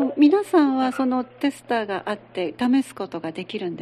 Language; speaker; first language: Japanese; native; Japanese